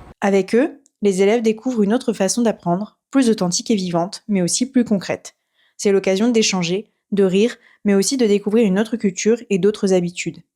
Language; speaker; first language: French; native; French